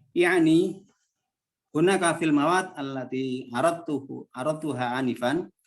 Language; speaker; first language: Arabic; non-native, fluent; Indonesian